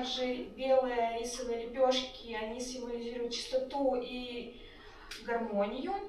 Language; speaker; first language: Russian; native; Russian